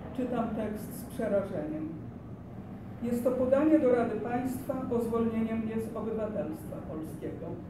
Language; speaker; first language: Polish; native; Polish